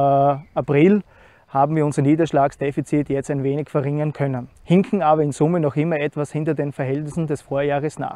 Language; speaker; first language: German; native; German